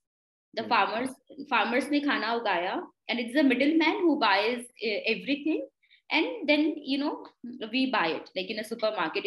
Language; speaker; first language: English; non-native, local second language; Hindi